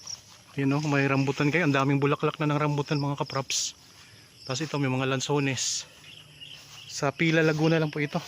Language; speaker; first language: Filipino; native; Filipino